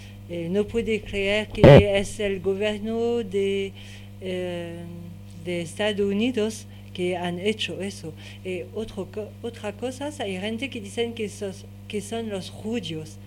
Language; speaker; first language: Spanish; non-native, learner; French